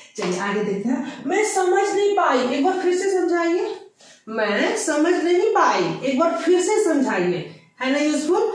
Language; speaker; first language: Hindi; native; Hindi